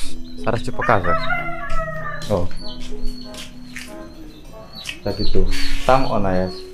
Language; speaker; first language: Polish; non-native, learner; Balinese